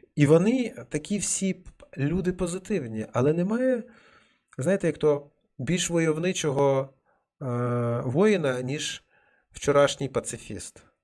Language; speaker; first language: Ukrainian; non-native, local second language; Russian